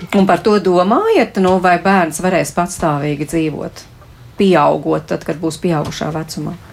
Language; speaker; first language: Latvian; native; Latvian